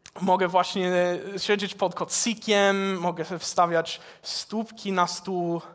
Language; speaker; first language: Polish; non-native, fluent; English